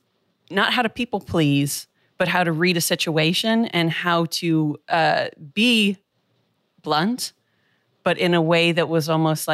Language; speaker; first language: English; native; English